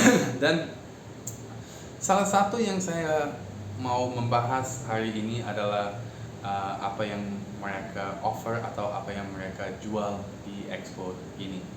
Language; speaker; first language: Indonesian; non-native, fluent; English